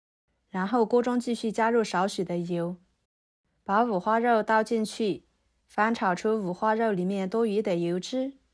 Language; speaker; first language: Chinese; native; Chinese